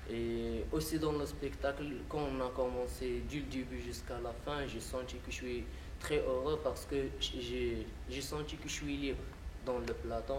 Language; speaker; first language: French; non-native, local second language; Arabic